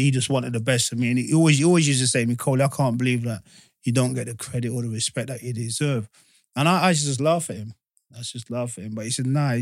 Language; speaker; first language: English; native; English